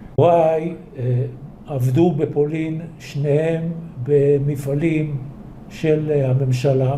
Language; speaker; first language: Hebrew; early bilingual, other home language; Polish